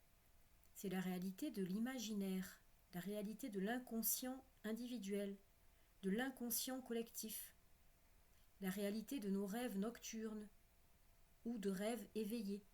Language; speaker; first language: French; native; French